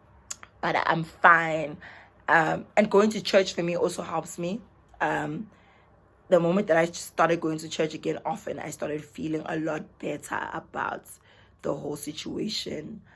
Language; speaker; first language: English; non-native, local second language; Zulu